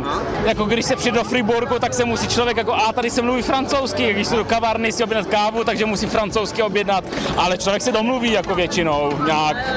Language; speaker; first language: Czech; early bilingual, heritage; Czech